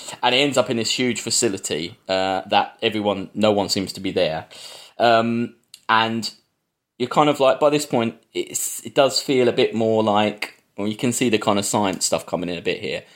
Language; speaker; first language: English; native; English